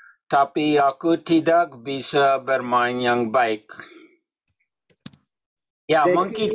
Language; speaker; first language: Indonesian; non-native, learner; English